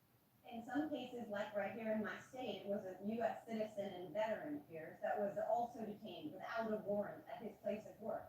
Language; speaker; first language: English; native; English